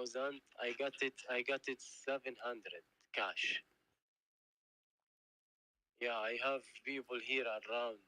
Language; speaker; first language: English; non-native, learner; Arabic